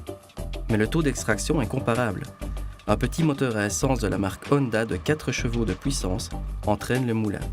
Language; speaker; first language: French; native; French